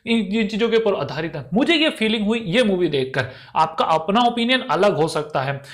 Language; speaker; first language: Hindi; native; Hindi